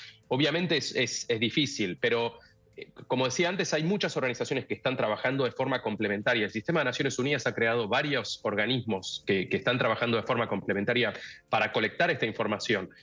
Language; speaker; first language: Spanish; native; Spanish